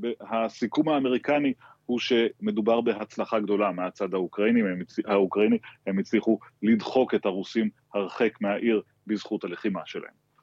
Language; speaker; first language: Hebrew; native; Hebrew